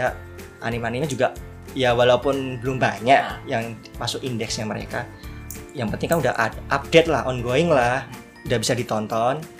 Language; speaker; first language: Indonesian; native; Indonesian